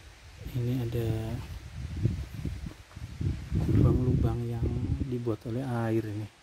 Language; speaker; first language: Indonesian; native; Indonesian